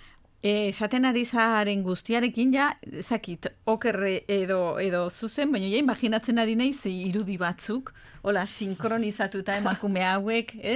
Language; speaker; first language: Basque; native; Basque